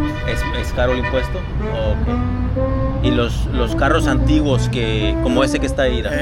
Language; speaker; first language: Spanish; early bilingual, heritage; Spanish